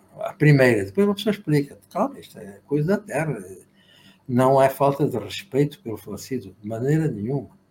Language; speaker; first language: Portuguese; native; Portuguese